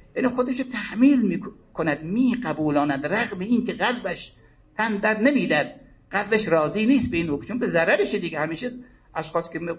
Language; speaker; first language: Persian; native; Persian